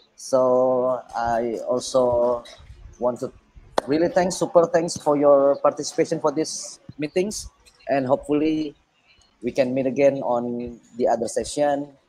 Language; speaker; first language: English; non-native, fluent; Indonesian